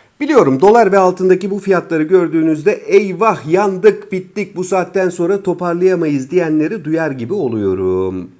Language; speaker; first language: Turkish; native; Turkish